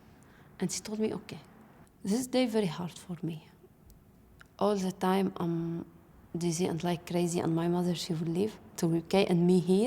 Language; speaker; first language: English; non-native, learner; Arabic